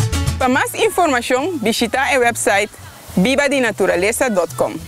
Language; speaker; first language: Dutch; non-native, local second language; Papiamento